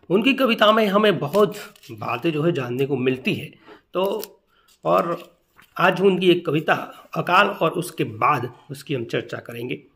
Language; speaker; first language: Hindi; non-native, local second language; Gujarati